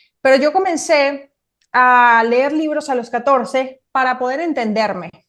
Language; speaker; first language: Spanish; native; Spanish